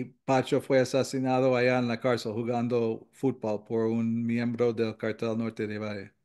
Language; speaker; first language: Spanish; non-native, fluent; English